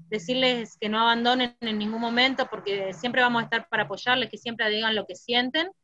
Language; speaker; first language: Spanish; native; Spanish